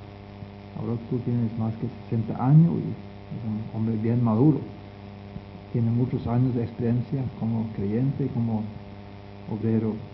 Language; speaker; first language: Spanish; non-native, fluent; Norwegian